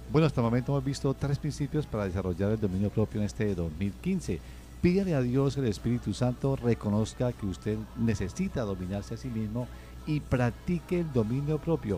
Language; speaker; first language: Spanish; native; Spanish